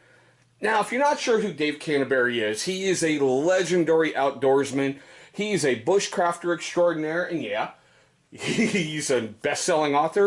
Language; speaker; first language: English; native; English